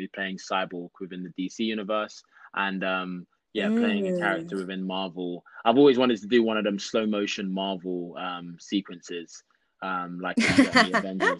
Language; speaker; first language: English; native; English